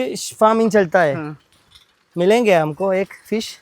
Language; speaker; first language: Hindi; non-native, local second language; Malayalam